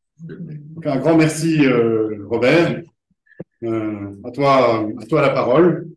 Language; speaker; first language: French; native; French